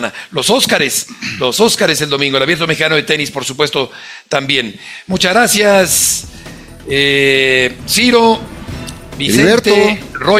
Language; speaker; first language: Spanish; native; Spanish